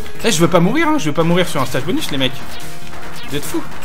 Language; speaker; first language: French; native; French